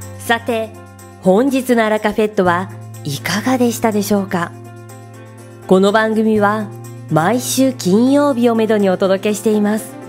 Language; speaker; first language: Japanese; native; Japanese